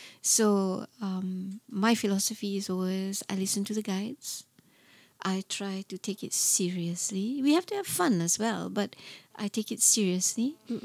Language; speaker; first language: English; non-native, local second language; Malay